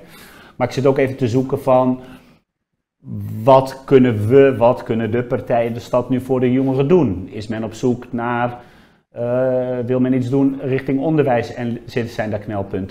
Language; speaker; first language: Dutch; native; Dutch